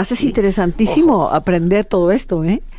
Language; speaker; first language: Spanish; native; Spanish